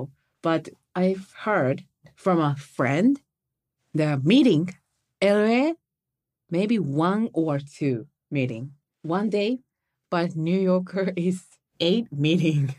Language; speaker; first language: English; non-native, learner; Japanese